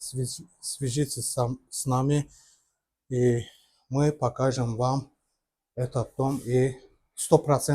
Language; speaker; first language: Russian; non-native, local second language; Azerbaijani